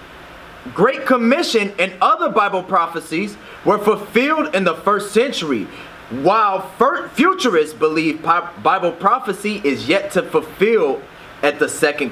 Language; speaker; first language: English; native; English